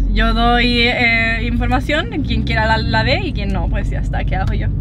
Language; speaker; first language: Spanish; non-native, local second language; German